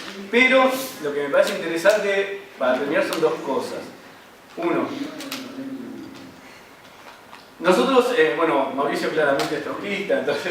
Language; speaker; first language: Spanish; native; Spanish